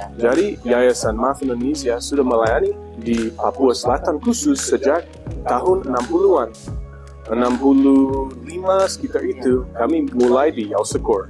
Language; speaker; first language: Indonesian; non-native, fluent; English